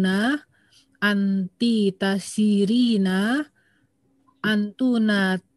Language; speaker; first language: Arabic; non-native, learner; Indonesian